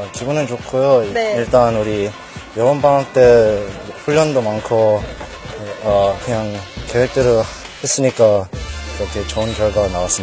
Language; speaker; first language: Korean; non-native, learner; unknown